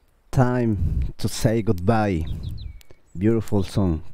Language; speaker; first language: English; non-native, learner; Spanish